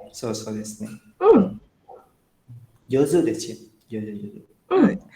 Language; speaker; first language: Japanese; non-native, fluent; Indonesian